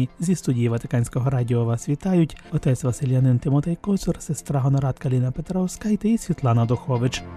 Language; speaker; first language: Ukrainian; native; Ukrainian